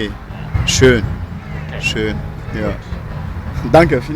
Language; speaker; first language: German; non-native, fluent; French